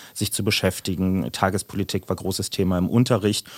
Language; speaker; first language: German; native; German